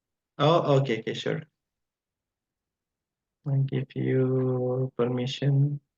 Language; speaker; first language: English; non-native, fluent; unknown